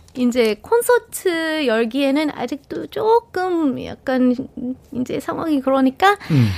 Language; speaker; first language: Korean; non-native, fluent; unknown